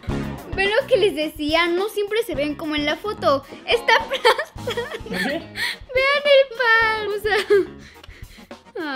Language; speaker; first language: Spanish; native; Spanish